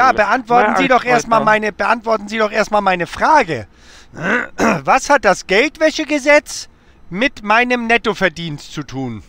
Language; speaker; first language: German; native; German